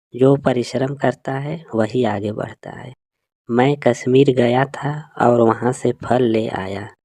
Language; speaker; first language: Hindi; native; Hindi